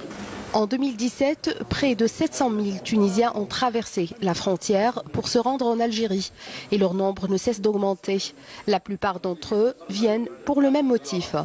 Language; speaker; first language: French; non-native, local second language; Arabic